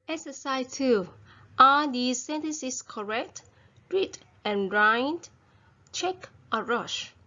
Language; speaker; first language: English; non-native, fluent; Vietnamese